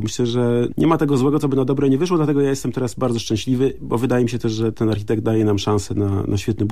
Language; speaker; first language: Polish; native; Polish